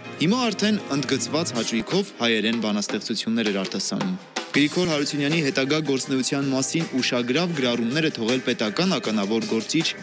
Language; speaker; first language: Armenian; native; Armenian